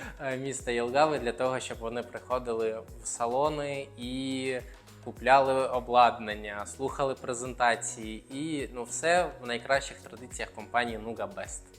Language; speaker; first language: Ukrainian; non-native, local second language; Russian